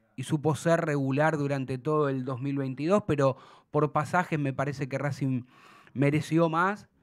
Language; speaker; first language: Spanish; native; Spanish